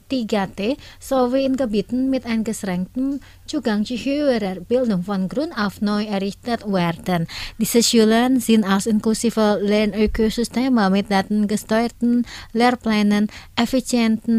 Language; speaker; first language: German; non-native, fluent; Indonesian